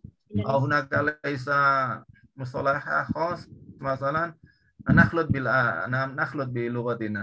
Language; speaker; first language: Arabic; non-native, learner; Indonesian